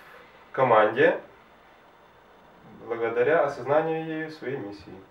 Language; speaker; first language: Russian; native; Russian